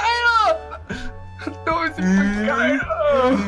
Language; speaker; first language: Chinese; native; Chinese